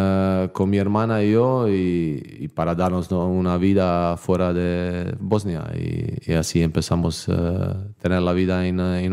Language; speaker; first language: Spanish; non-native, learner; Bosnian